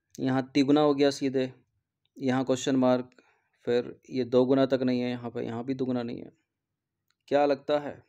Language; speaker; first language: Hindi; native; Hindi